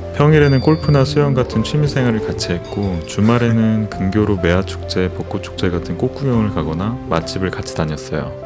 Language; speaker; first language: Korean; non-native, fluent; Turkish